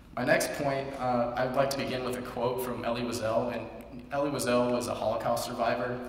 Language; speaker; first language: English; native; English